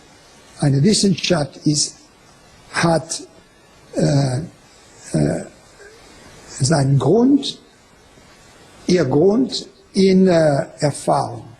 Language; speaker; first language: German; non-native, fluent; French